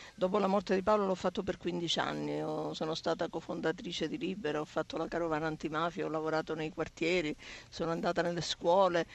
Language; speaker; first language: Italian; native; Italian